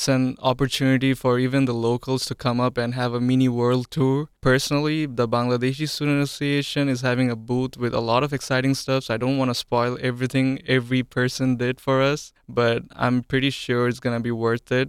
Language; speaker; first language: English; non-native, local second language; Bangla